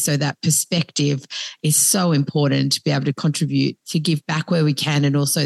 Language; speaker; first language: English; native; English